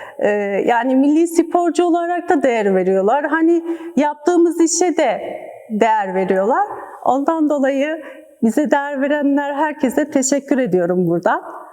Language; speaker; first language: Turkish; native; Turkish